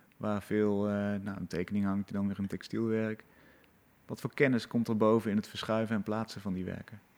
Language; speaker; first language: Dutch; native; Dutch